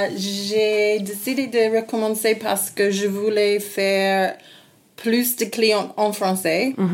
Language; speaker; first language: French; non-native, learner; English